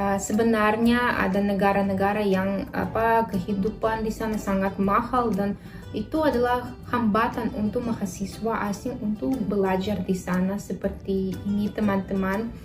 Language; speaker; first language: Indonesian; non-native, fluent; Russian